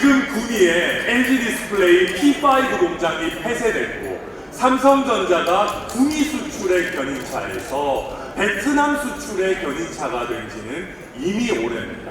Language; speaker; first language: Korean; native; Korean